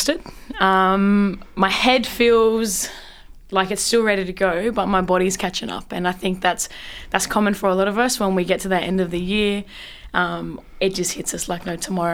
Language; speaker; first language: English; native; English